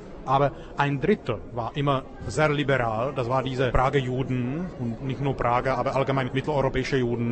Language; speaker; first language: German; non-native, fluent; Czech